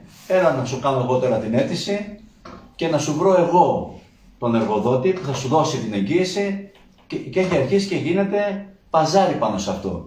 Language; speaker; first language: Greek; native; Greek